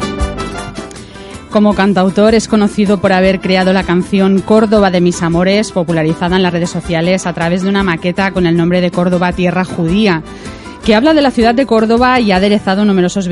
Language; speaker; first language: Spanish; native; Spanish